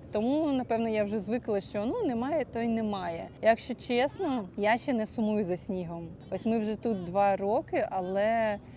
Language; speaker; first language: Ukrainian; non-native, local second language; Russian